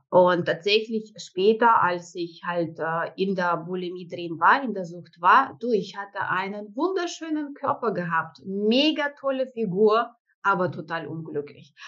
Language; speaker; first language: German; non-native, fluent; Russian